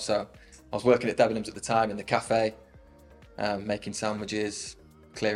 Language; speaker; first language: English; native; English